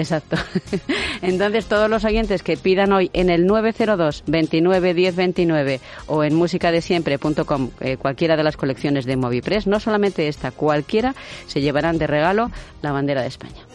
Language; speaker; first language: Spanish; native; Spanish